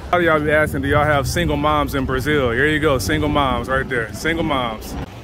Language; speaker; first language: English; native; English